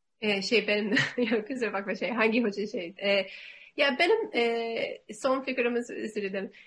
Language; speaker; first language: Turkish; non-native, learner; English